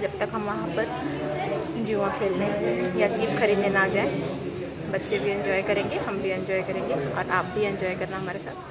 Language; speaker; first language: Hindi; native; Hindi